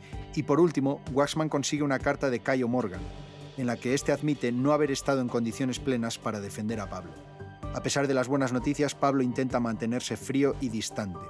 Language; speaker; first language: Spanish; native; Spanish